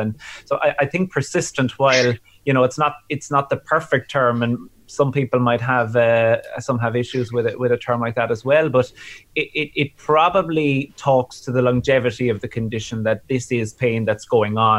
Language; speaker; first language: English; native; English